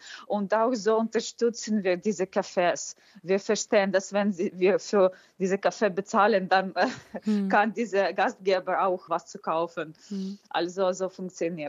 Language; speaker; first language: German; non-native, fluent; Ukrainian